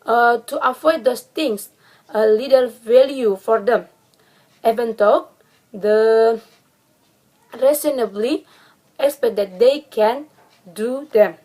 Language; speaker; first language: English; non-native, learner; Indonesian